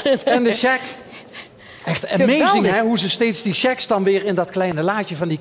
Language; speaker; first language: Dutch; native; Dutch